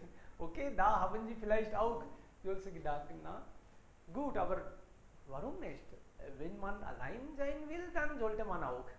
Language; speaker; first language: German; non-native, fluent; Hindi